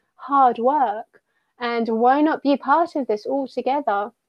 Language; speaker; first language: English; early bilingual, other home language; Persian